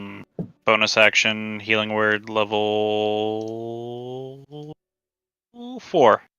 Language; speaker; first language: English; native; English